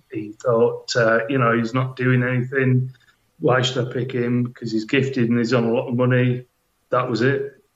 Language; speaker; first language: English; native; English